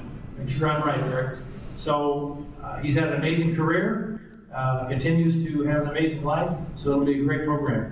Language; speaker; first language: English; native; English